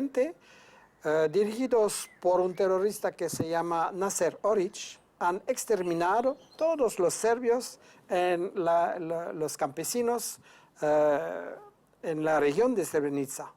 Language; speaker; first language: Spanish; non-native, fluent; French